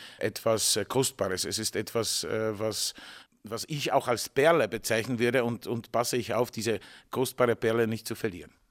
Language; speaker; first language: German; non-native, fluent; Polish